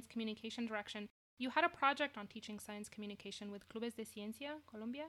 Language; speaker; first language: English; non-native, fluent; Romanian